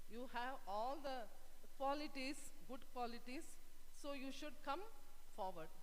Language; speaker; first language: English; non-native, local second language; Kannada